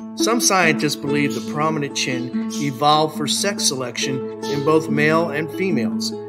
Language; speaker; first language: English; native; English